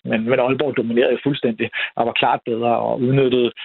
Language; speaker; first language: Danish; native; Danish